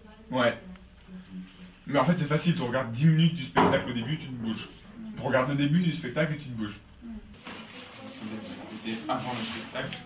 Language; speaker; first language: French; native; French